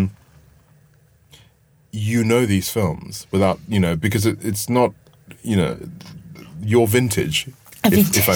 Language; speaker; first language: English; non-native, local second language; Yoruba